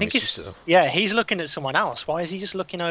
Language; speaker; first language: English; native; English